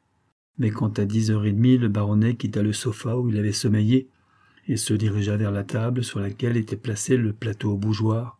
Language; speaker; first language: French; native; French